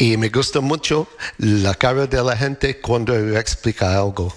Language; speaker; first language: Spanish; non-native, learner; English